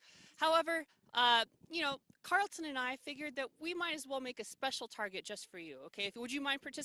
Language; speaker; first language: English; native; English